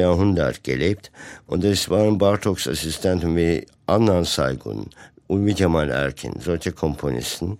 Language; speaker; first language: German; non-native, fluent; Turkish